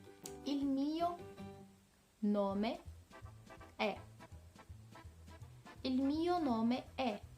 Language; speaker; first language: Italian; non-native, fluent; Portuguese